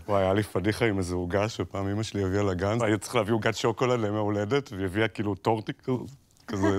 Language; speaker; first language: Hebrew; early bilingual, other home language; Russian